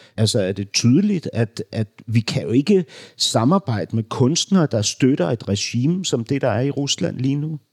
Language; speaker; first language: Danish; native; Danish